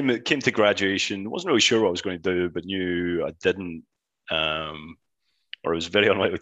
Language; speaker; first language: English; native; English